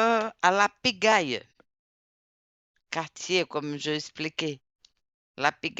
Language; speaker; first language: French; non-native, fluent; Portuguese